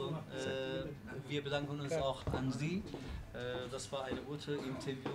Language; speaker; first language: German; non-native, learner; Turkish